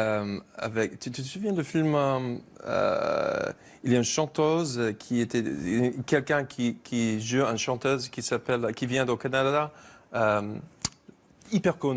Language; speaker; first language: French; non-native, fluent; English